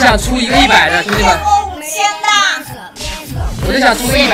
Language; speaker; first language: Chinese; native; Chinese